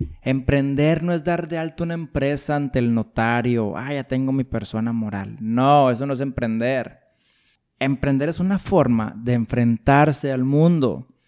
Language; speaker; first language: Spanish; native; Spanish